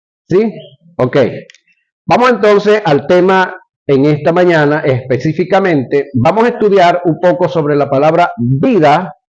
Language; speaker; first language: Spanish; native; Spanish